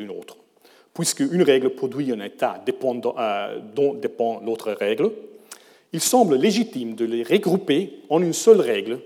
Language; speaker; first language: French; non-native, fluent; German